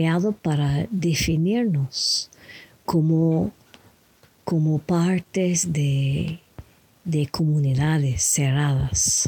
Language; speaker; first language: Spanish; non-native, learner; English